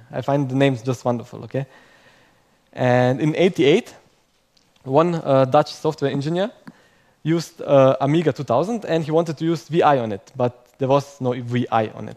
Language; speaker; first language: English; non-native, fluent; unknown